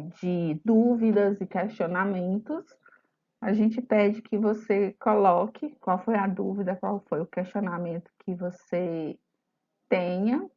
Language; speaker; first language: Portuguese; native; Portuguese